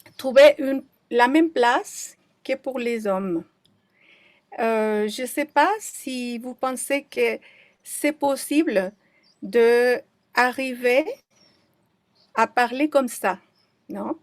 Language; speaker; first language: French; non-native, fluent; Spanish